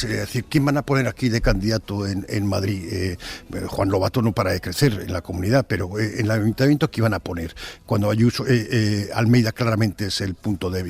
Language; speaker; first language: Spanish; native; Spanish